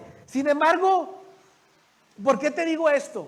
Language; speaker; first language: Spanish; native; Spanish